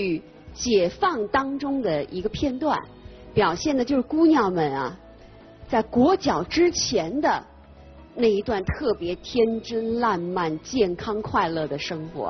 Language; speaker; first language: Chinese; native; Chinese